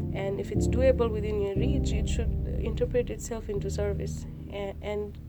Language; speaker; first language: English; non-native, local second language; Nepali